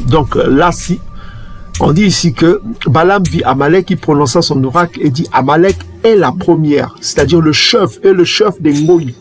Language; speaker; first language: French; non-native, local second language; Kongo